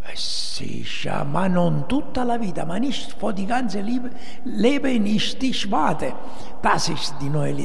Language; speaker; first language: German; non-native, learner; Italian